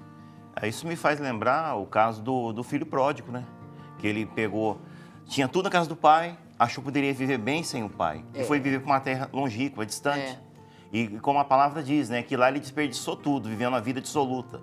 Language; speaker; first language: Portuguese; native; Portuguese